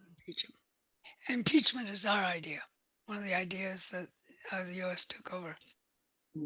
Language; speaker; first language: English; native; English